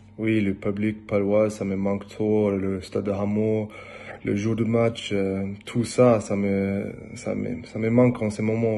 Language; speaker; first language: French; non-native, learner; English